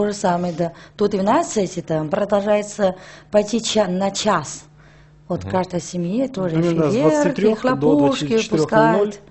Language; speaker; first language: Russian; non-native, learner; Chinese